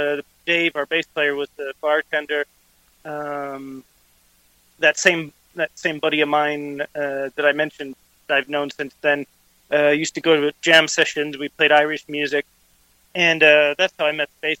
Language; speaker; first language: English; native; English